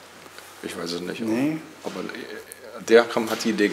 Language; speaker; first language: German; native; German